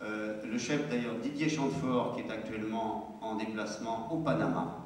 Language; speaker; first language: French; native; French